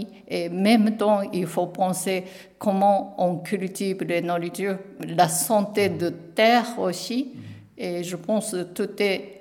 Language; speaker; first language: French; non-native, learner; Japanese